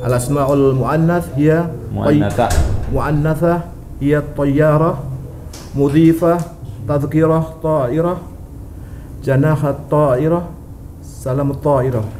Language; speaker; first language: Arabic; non-native, learner; Indonesian